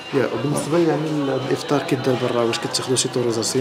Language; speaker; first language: Arabic; native; Arabic